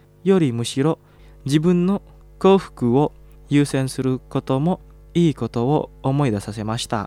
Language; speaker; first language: Japanese; non-native, fluent; Indonesian